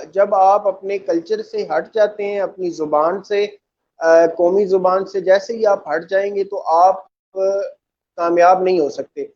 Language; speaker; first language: Urdu; non-native, local second language; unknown